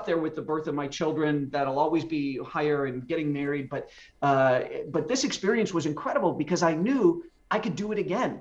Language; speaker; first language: English; native; English